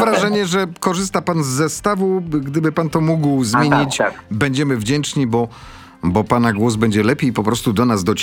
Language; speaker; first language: Polish; native; Polish